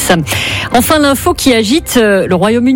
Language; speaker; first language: French; native; French